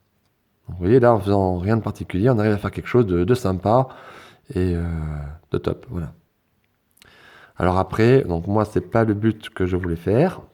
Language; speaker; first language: French; native; French